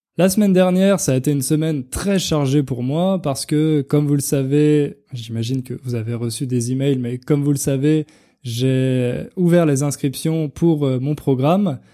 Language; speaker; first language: French; native; French